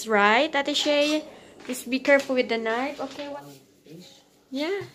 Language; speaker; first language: English; non-native, fluent; Filipino